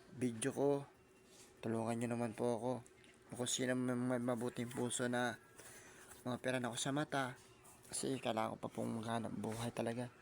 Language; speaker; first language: Filipino; native; Filipino